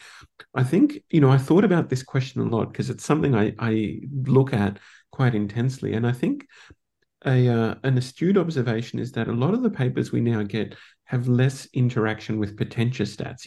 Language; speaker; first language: English; native; English